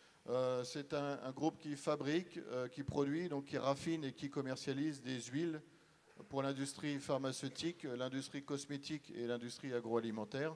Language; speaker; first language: French; native; French